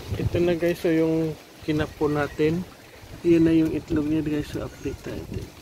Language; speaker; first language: Filipino; non-native, local second language; Cebuano